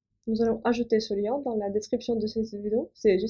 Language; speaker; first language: French; non-native, fluent; Russian